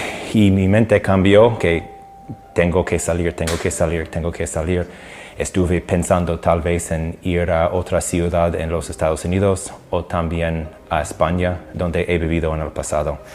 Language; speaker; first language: Spanish; non-native, fluent; English